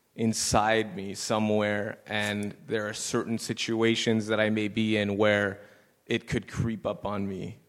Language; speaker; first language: English; native; English